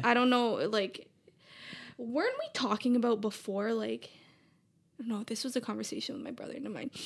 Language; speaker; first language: English; native; English